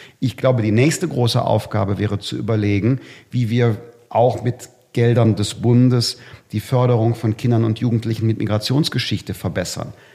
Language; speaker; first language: German; native; German